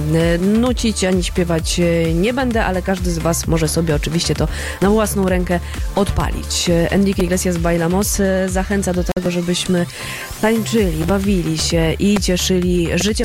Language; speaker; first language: Polish; native; Polish